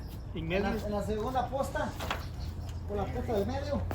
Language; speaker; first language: Spanish; native; Spanish